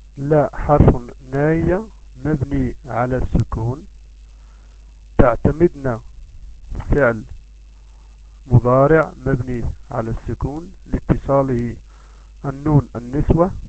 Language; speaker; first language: Arabic; non-native, learner; Dutch